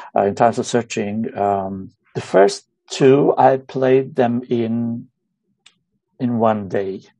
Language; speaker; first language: English; non-native, fluent; Romanian